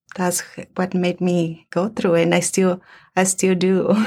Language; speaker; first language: English; early bilingual, other home language; Spanish